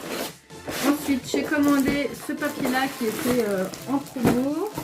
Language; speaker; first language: French; native; French